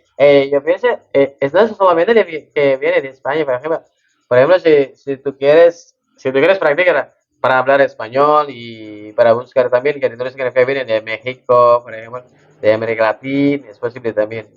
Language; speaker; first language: Spanish; non-native, learner; Indonesian